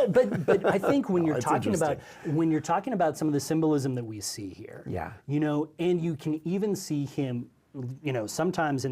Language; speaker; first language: English; native; English